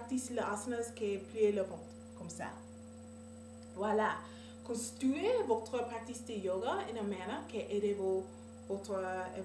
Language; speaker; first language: French; non-native, learner; English